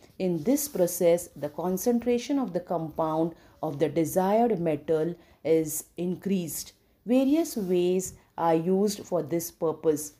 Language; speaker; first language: English; non-native, local second language; Marathi